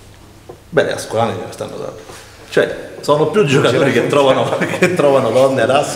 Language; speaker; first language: Italian; native; Italian